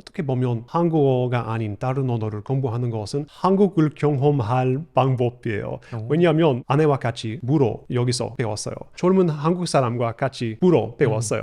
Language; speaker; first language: Korean; non-native, fluent; English